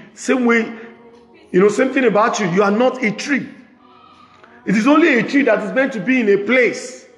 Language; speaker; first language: English; non-native, local second language; Yoruba